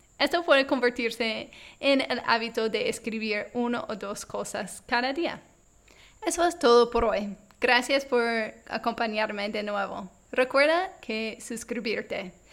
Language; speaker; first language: Spanish; non-native, fluent; English